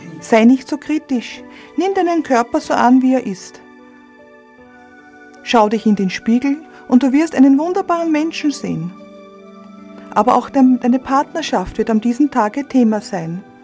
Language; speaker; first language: German; native; German